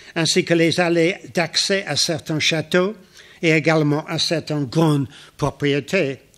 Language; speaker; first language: French; non-native, fluent; English